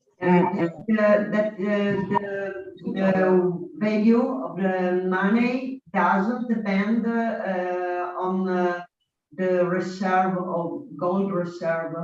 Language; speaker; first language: English; non-native, learner; Italian